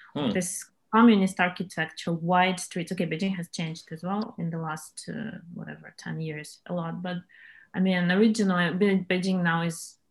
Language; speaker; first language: English; non-native, fluent; Russian